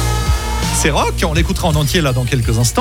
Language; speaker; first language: French; native; French